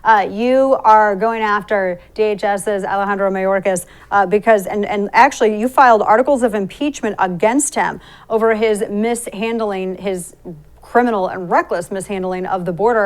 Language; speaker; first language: English; native; English